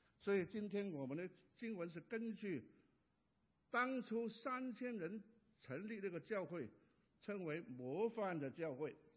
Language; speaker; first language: Chinese; non-native, local second language; Cantonese